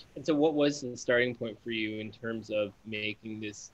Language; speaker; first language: English; native; English